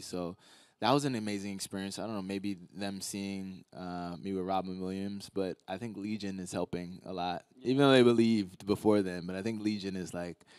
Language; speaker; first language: English; native; English